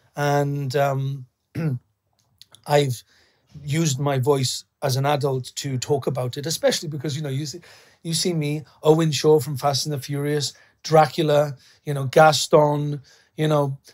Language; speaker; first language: English; native; English